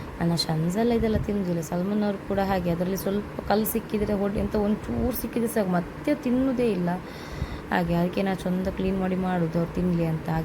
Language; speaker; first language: Kannada; non-native, local second language; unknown